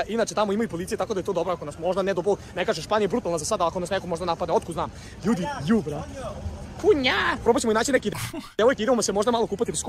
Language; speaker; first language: Croatian; native; Croatian